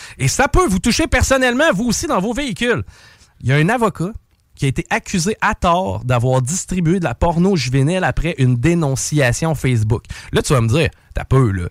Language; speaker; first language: French; native; French